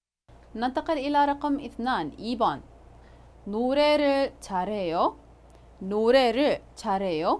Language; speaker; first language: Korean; non-native, fluent; Arabic